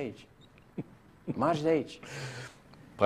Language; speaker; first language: Romanian; native; Romanian